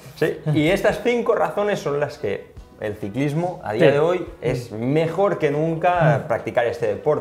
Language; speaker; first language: Spanish; native; Spanish